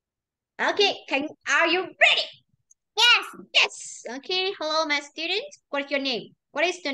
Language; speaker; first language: English; non-native, learner; Vietnamese